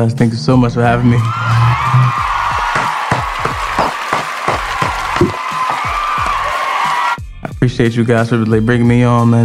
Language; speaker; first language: English; native; English